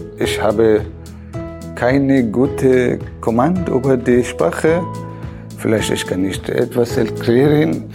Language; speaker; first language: German; non-native, learner; Arabic